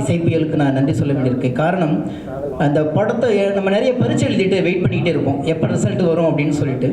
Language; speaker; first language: Tamil; native; Tamil